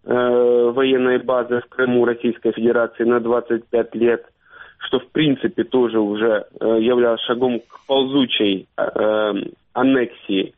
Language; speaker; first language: Russian; native; Russian